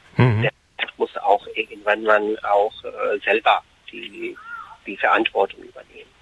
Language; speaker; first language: German; non-native, fluent; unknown